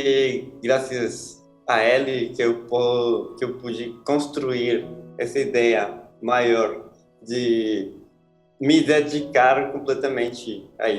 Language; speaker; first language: Portuguese; non-native, fluent; Spanish